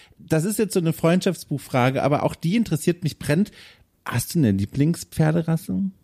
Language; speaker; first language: German; native; German